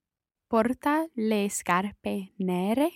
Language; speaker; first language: Italian; non-native, learner; English